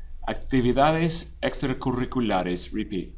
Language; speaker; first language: Spanish; non-native, fluent; English